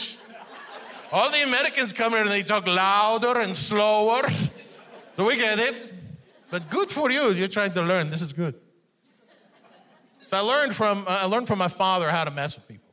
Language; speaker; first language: English; non-native, fluent; Persian